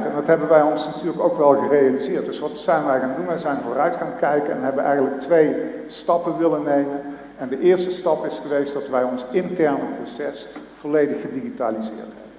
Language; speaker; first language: Dutch; native; Dutch